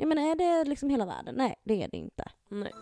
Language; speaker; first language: Swedish; native; Swedish